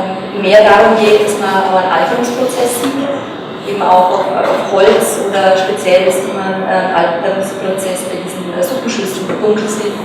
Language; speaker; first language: German; native; German